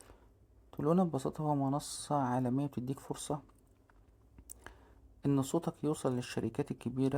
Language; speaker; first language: Arabic; native; Arabic